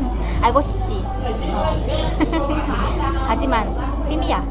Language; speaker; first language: Korean; non-native, learner; Vietnamese